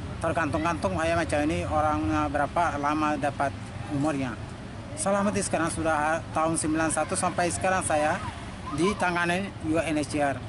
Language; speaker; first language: Indonesian; non-native, learner; Rohingya